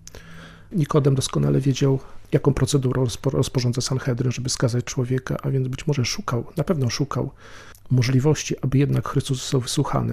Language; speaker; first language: Polish; native; Polish